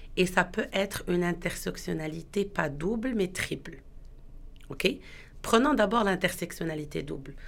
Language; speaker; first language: French; non-native, local second language; Arabic